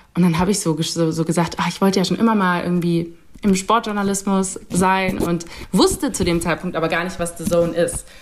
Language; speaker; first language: German; native; German